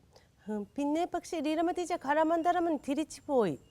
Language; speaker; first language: Malayalam; non-native, learner; Japanese